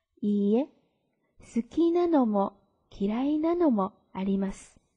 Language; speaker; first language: Japanese; non-native, fluent; Chinese